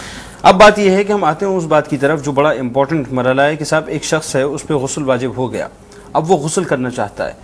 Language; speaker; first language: Urdu; native; Urdu